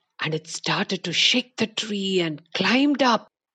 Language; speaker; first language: English; non-native, local second language; Tamil